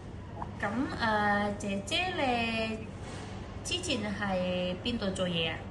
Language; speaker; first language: Cantonese; native; Cantonese